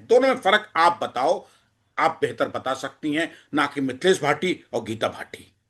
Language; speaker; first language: Hindi; native; Hindi